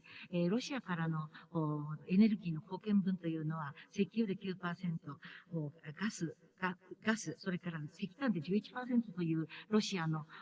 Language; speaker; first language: Japanese; native; Japanese